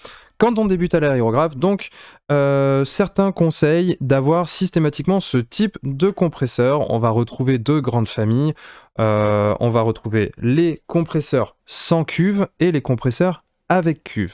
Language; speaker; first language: French; native; French